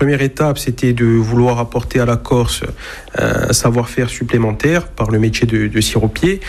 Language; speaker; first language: French; native; French